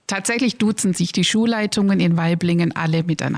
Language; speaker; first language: German; native; German